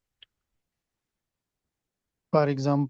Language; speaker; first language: English; non-native, learner; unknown